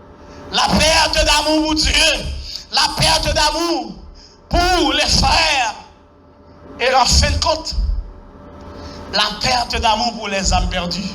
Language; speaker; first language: French; non-native, local second language; Haitian Creole